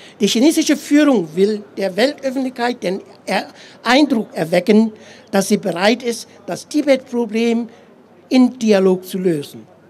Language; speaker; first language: German; non-native, fluent; Tibetan